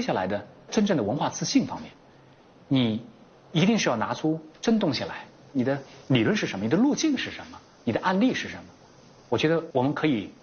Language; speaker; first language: Chinese; native; Chinese